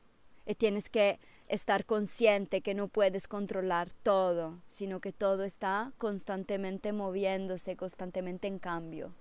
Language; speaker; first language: Spanish; non-native, fluent; Italian